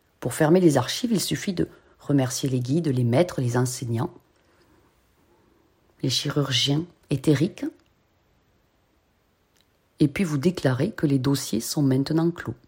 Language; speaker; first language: French; native; French